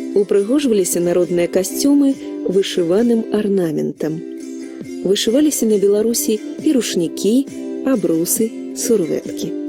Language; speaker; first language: Belarusian; native; Belarusian